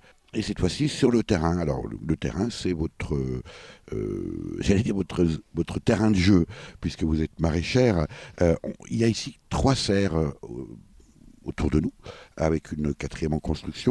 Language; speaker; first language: French; native; French